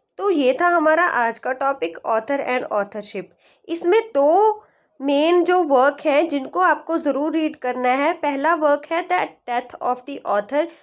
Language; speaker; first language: Hindi; native; Hindi